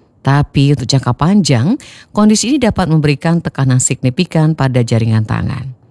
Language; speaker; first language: Indonesian; native; Indonesian